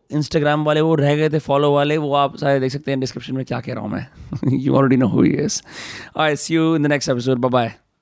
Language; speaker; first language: Hindi; native; Hindi